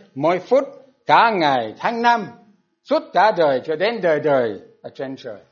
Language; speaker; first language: Vietnamese; non-native, fluent; English